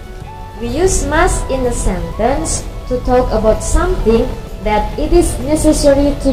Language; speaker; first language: English; non-native, fluent; Indonesian